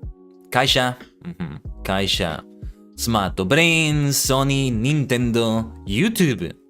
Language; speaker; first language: Japanese; non-native, learner; English